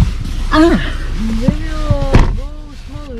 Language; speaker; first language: English; non-native, learner; Russian